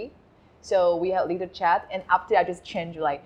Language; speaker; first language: English; non-native, fluent; Chinese